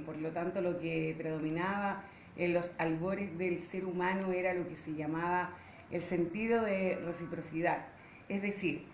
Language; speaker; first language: Spanish; native; Spanish